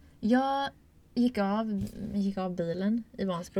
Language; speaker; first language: Swedish; native; Swedish